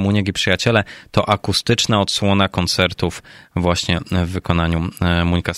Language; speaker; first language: Polish; native; Polish